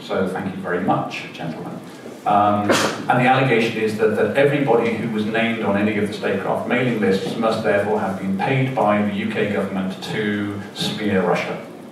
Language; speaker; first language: English; native; English